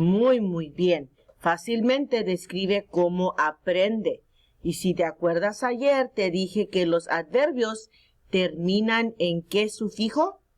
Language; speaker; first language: Spanish; early bilingual, heritage; Spanish